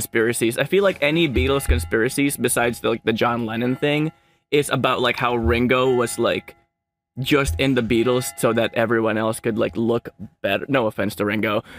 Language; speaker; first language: English; non-native, local second language; Filipino